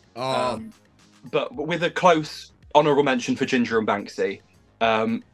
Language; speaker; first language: English; native; English